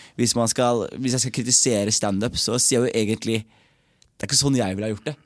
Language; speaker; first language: Norwegian; early bilingual, other home language; Somali